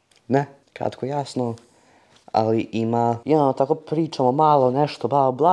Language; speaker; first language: Serbian; early bilingual, heritage; Serbian